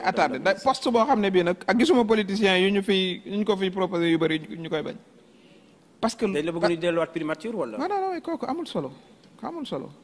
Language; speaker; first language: Wolof; native; Wolof